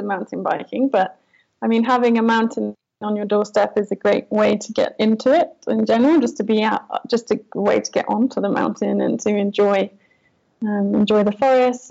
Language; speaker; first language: English; native; English